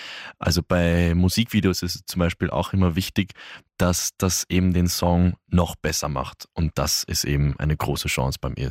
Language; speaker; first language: German; native; German